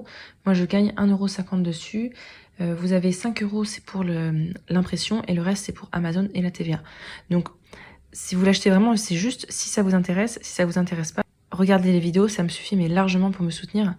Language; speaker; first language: French; native; French